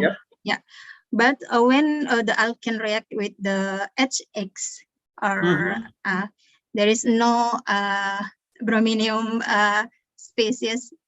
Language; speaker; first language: English; non-native, learner; Indonesian